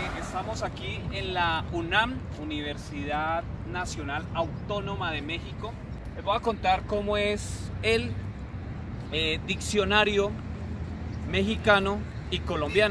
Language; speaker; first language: Spanish; native; Spanish